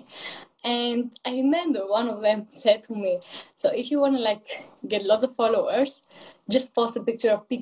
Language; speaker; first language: English; non-native, fluent; Greek